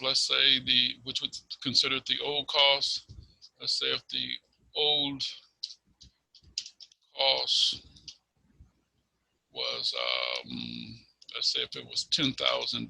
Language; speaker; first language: English; native; English